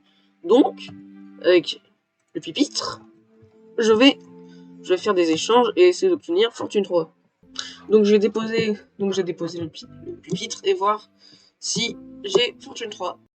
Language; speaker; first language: French; native; French